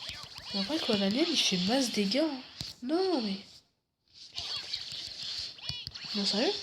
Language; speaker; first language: French; native; French